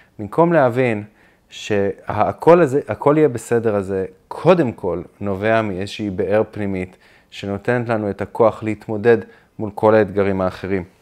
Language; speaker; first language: Hebrew; native; Hebrew